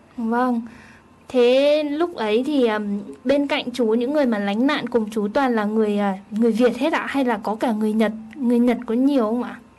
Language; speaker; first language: Vietnamese; native; Vietnamese